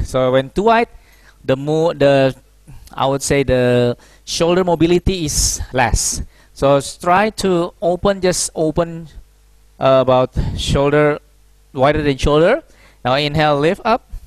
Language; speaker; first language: English; non-native, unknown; Indonesian